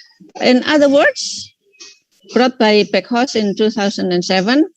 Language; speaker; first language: English; non-native, fluent; Indonesian